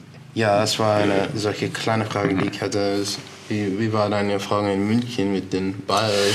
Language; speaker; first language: German; non-native, learner; English